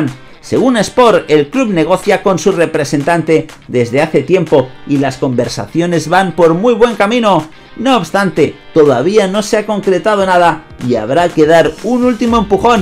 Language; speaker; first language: Spanish; native; Spanish